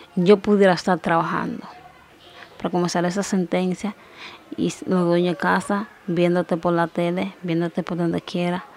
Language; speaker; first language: Spanish; native; Spanish